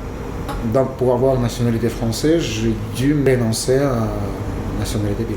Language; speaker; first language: French; non-native, fluent; Russian